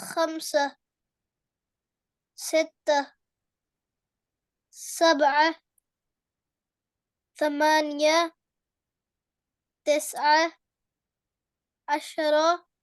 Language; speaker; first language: Arabic; non-native, learner; Urdu